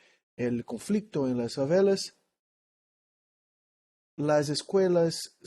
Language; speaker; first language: Spanish; non-native, learner; Portuguese